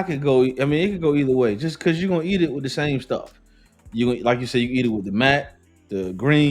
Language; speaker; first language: English; native; English